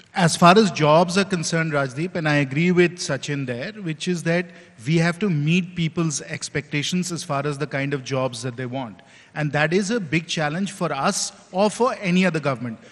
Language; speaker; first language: English; non-native, local second language; Hindi